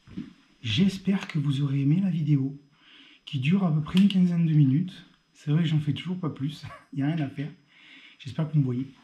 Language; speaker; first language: French; native; French